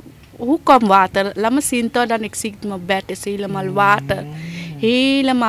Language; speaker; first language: Dutch; non-native, local second language; Caribbean Hindustani